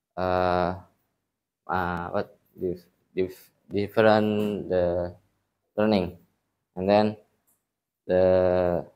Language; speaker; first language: English; non-native, learner; Indonesian